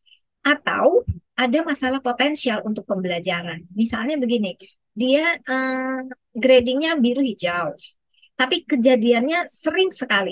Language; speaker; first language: Indonesian; native; Indonesian